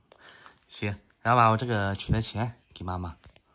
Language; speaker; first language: Chinese; native; Chinese